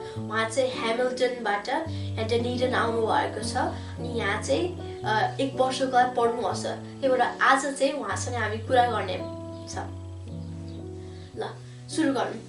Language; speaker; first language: Nepali; early bilingual, heritage; Nepali